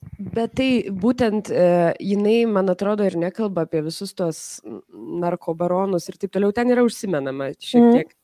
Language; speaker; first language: Lithuanian; early bilingual, heritage; Lithuanian